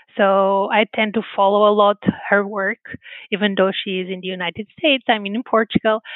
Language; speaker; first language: English; non-native, fluent; Portuguese